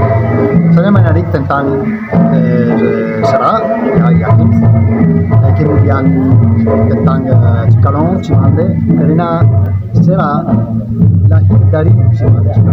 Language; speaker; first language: Indonesian; non-native, learner; Italian